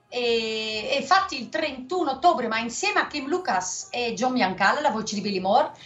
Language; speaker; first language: Italian; non-native, fluent; Dutch